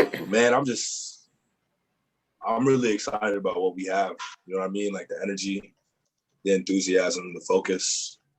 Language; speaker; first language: English; native; English